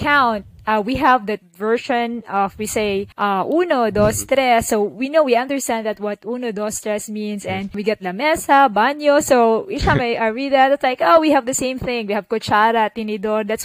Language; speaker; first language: English; non-native, local second language; Cebuano